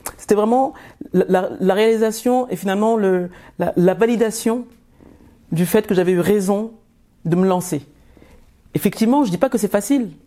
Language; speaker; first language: French; early bilingual, other home language; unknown